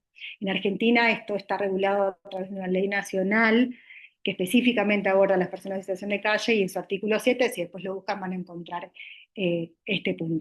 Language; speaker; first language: Spanish; native; Spanish